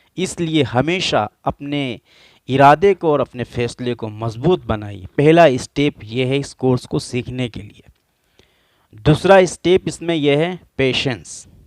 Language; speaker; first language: Urdu; native; Urdu